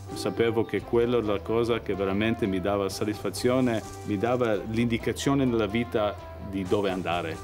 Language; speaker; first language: Italian; early bilingual, heritage; English